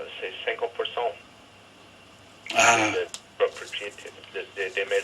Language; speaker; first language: French; non-native, fluent; English